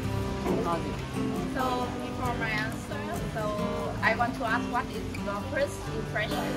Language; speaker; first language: English; non-native, fluent; Vietnamese